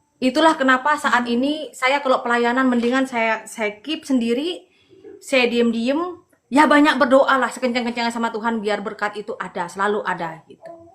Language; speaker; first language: Indonesian; non-native, local second language; Madurese